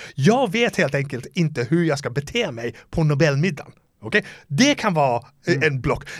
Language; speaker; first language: Swedish; non-native, fluent; English